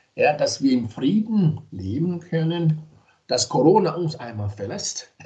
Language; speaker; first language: German; non-native, fluent; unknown